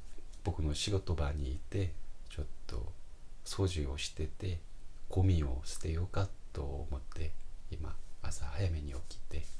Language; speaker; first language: Japanese; non-native, fluent; Korean